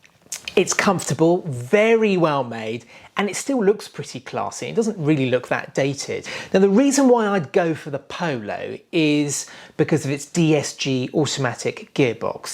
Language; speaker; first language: English; native; English